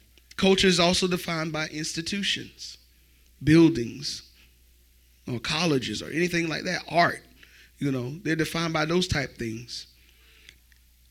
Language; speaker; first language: English; native; English